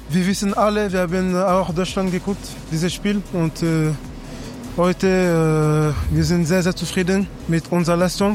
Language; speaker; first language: German; non-native, fluent; French